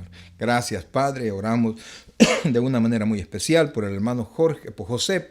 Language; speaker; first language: Spanish; native; Spanish